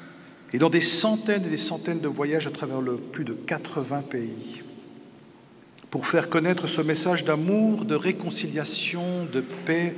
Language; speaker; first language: French; native; French